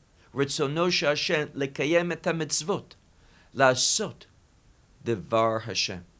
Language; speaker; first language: Hebrew; non-native, fluent; English